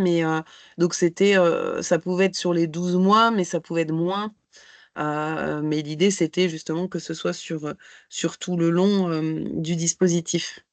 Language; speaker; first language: French; native; French